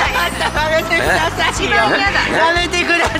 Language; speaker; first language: Japanese; native; Japanese